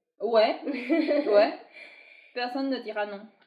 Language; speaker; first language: French; non-native, fluent; Chinese